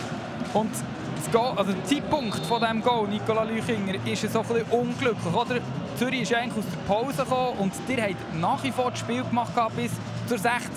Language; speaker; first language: German; native; German